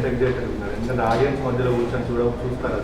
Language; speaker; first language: Telugu; native; Telugu